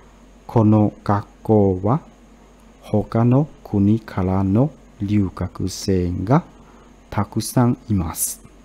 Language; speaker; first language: Japanese; non-native, fluent; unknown